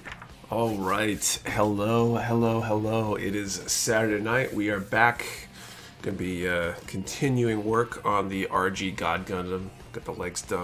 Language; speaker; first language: English; native; English